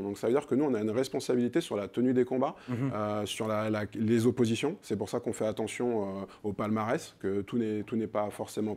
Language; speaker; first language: French; native; French